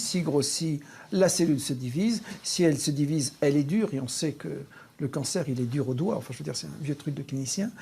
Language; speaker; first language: French; native; French